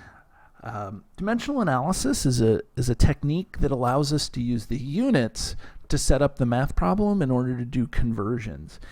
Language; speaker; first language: English; native; English